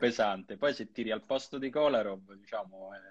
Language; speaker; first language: Italian; native; Italian